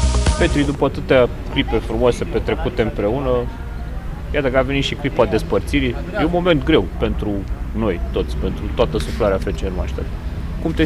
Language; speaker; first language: Romanian; native; Romanian